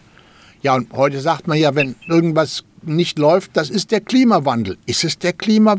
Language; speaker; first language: German; native; German